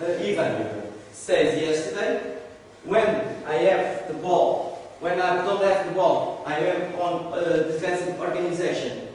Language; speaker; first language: English; non-native, learner; Portuguese